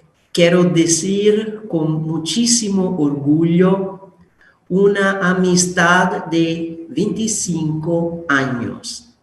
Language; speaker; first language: Spanish; non-native, fluent; Italian